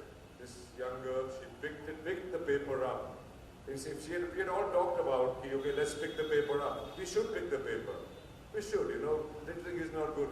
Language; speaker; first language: English; non-native, local second language; Hindi